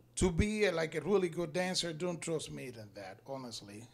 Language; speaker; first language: English; non-native, fluent; Spanish